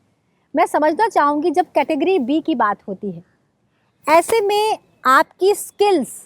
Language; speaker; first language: Hindi; native; Hindi